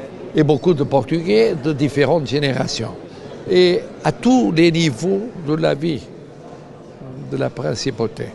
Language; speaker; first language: French; non-native, fluent; Portuguese